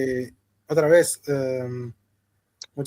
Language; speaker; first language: Spanish; non-native, fluent; Hindi